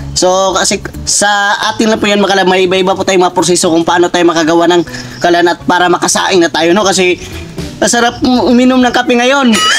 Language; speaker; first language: Filipino; non-native, local second language; Cebuano